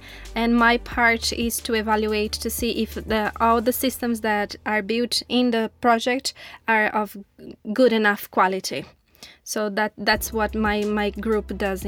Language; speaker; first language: English; non-native, fluent; Portuguese